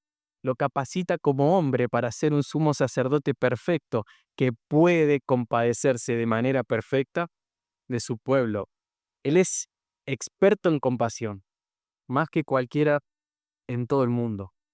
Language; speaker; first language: Spanish; native; Spanish